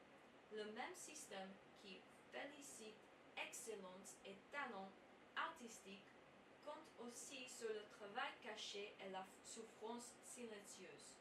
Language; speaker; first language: French; non-native, learner; English